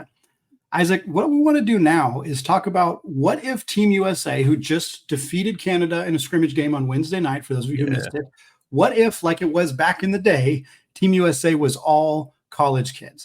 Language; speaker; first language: English; native; English